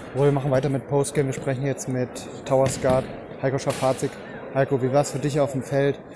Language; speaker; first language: German; native; German